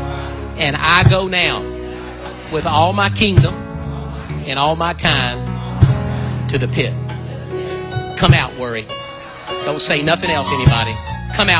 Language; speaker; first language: English; native; English